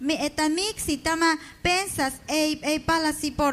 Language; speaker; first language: Finnish; non-native, fluent; Spanish